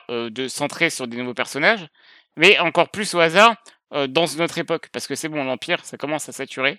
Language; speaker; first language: French; native; French